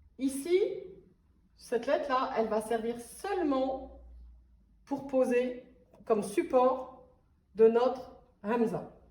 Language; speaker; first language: French; native; French